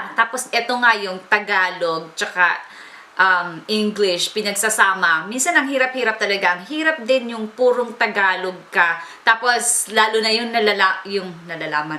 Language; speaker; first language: Filipino; native; Filipino